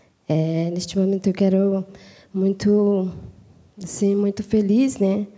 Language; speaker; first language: Portuguese; non-native, local second language; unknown